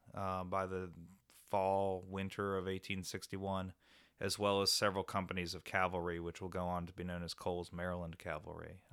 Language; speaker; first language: English; native; English